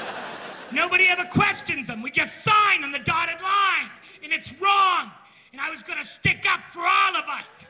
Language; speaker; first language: English; native; English